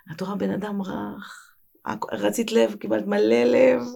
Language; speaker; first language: Hebrew; native; Hebrew